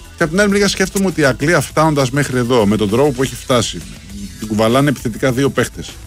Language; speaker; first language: Greek; native; Greek